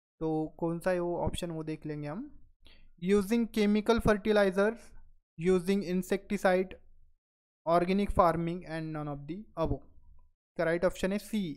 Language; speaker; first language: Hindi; non-native, local second language; Marathi